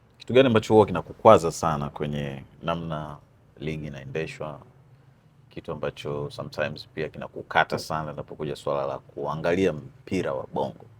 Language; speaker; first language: Swahili; native; Swahili